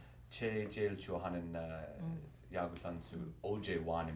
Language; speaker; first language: Korean; non-native, learner; English